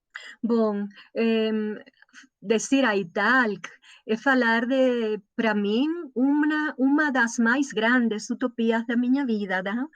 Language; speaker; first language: Portuguese; non-native, learner; Spanish